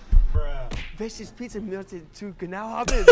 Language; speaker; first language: German; non-native, learner; English